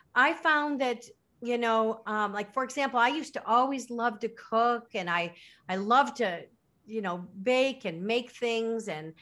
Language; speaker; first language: English; native; English